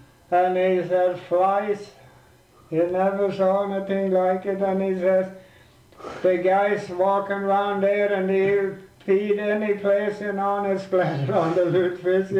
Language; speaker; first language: English; non-native, fluent; Swedish